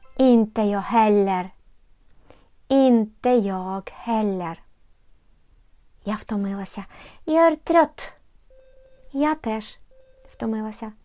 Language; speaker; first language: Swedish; non-native, fluent; Ukrainian